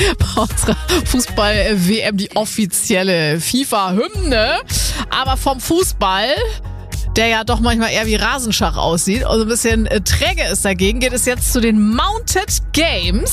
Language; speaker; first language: German; native; German